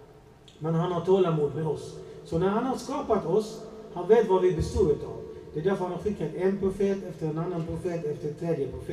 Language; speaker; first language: Swedish; non-native, fluent; Arabic